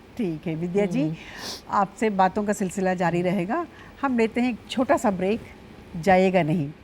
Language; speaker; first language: Hindi; native; Hindi